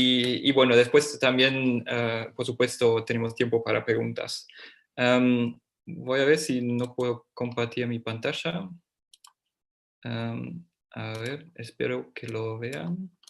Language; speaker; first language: Spanish; non-native, fluent; German